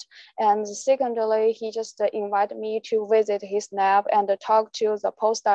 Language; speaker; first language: English; non-native, learner; Chinese